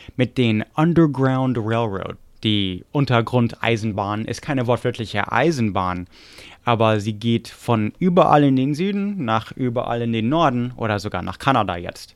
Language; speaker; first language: German; non-native, fluent; English